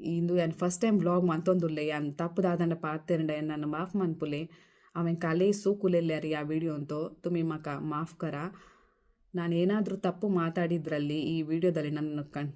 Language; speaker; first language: Kannada; non-native, local second language; Konkani